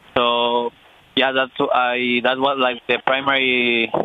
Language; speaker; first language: English; non-native, fluent; Spanish